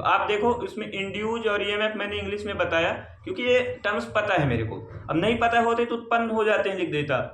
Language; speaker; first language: Hindi; native; Hindi